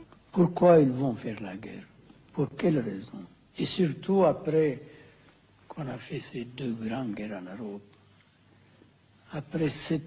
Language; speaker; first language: French; non-native, fluent; Amharic